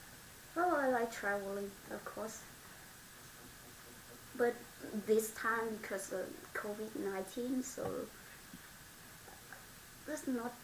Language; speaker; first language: English; non-native, learner; Vietnamese